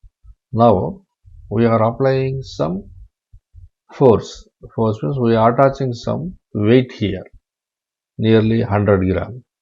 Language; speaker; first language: English; non-native, local second language; Tamil